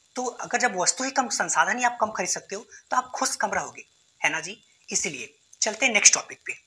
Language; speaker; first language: Hindi; native; Hindi